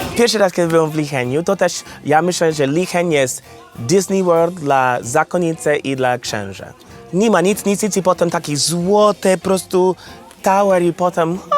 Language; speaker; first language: Polish; non-native, learner; English